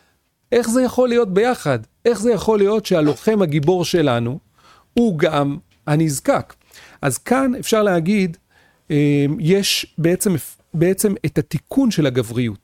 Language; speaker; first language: Hebrew; native; Hebrew